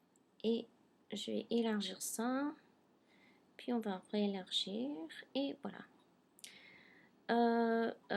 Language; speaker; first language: French; non-native, fluent; English